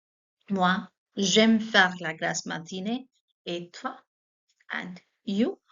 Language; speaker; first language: French; non-native, fluent; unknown